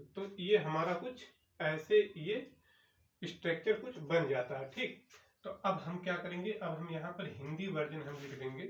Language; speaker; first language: Hindi; native; Hindi